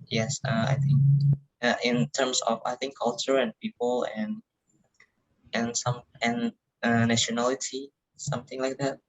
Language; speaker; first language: English; non-native, learner; Indonesian